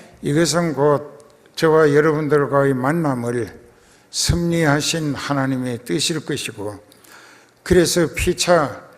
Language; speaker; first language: Korean; native; Korean